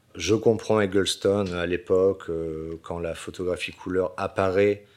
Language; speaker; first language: French; native; French